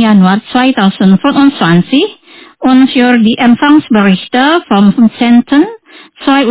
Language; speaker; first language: German; non-native, fluent; Indonesian